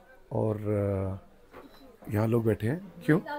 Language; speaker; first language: Hindi; native; Hindi